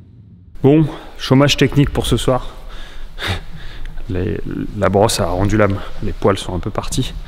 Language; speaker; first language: French; native; French